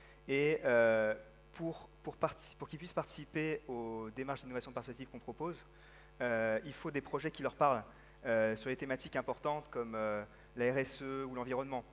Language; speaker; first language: French; native; French